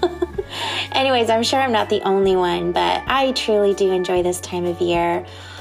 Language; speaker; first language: English; native; English